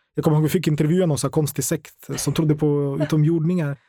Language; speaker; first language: Swedish; non-native, fluent; Ukrainian